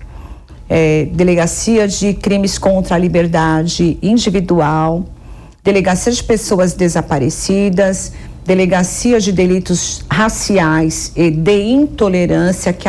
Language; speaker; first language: Portuguese; native; Portuguese